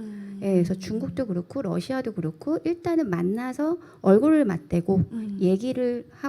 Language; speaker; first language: Korean; native; Korean